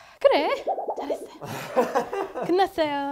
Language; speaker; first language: Korean; non-native, learner; English